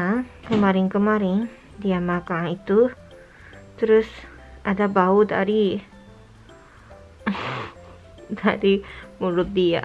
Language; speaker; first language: Indonesian; non-native, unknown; Japanese